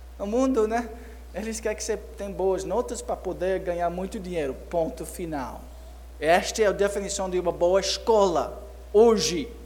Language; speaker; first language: Portuguese; non-native, fluent; English